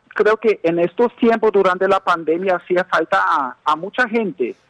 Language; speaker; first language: Spanish; non-native, fluent; German